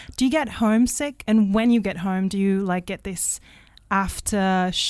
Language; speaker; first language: English; non-native, fluent; German